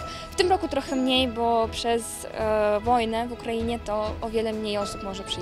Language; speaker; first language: Polish; early bilingual, heritage; Polish